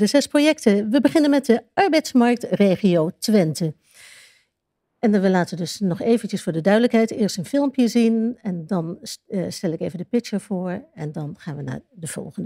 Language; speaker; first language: Dutch; native; Dutch